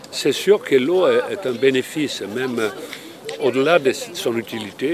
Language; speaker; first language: French; non-native, fluent; Italian